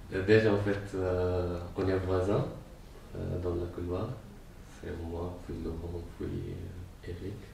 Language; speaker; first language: French; non-native, fluent; Arabic